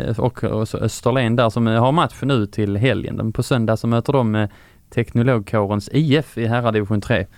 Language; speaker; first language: Swedish; native; Swedish